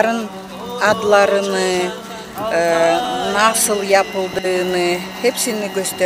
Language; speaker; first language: Turkish; non-native, learner; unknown